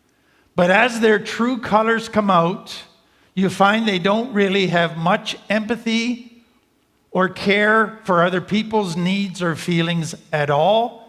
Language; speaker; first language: English; native; English